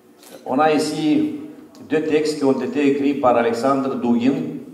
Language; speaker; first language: French; non-native, fluent; Romanian